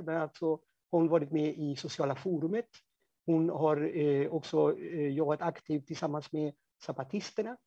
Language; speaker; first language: Swedish; non-native, fluent; Spanish